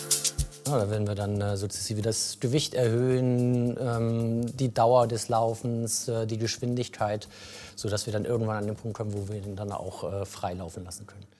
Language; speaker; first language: German; native; German